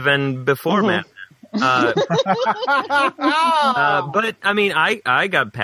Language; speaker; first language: English; non-native, fluent; Swedish